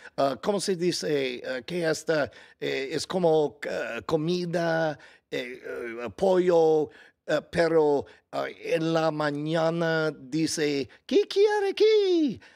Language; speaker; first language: Spanish; non-native, learner; English